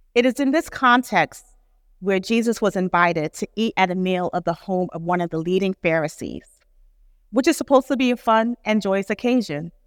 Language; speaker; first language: English; native; English